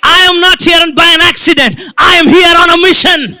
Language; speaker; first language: English; non-native, local second language; Telugu